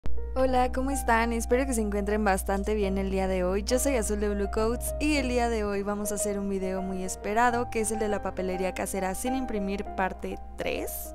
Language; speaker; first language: Spanish; native; Spanish